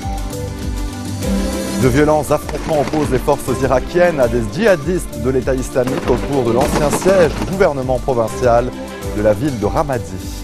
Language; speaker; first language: French; non-native, local second language; Arabic